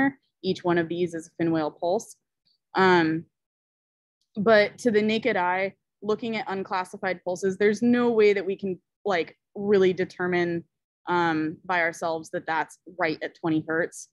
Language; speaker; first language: English; native; English